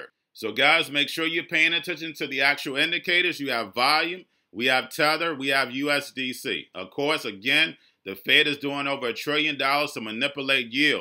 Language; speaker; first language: English; native; English